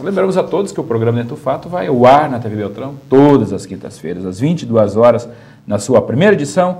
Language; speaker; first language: Portuguese; native; Portuguese